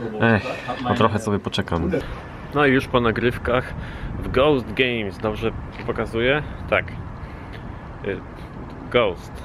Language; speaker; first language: Polish; native; Polish